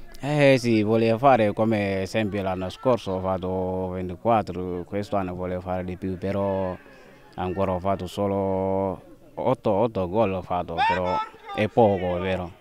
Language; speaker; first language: Italian; non-native, learner; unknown